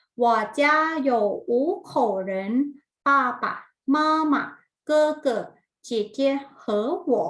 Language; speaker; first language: Chinese; non-native, fluent; Thai